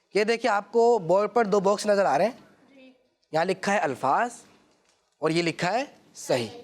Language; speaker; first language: Urdu; native; Urdu